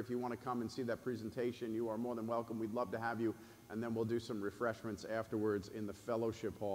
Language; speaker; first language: English; native; English